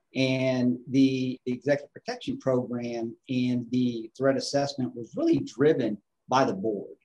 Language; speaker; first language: English; native; English